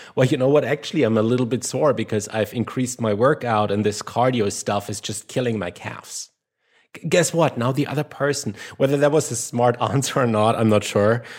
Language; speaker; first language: English; non-native, fluent; German